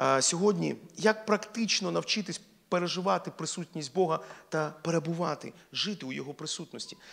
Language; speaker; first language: Ukrainian; non-native, local second language; Russian